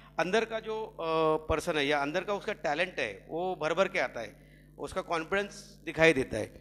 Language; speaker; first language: Hindi; non-native, local second language; Marathi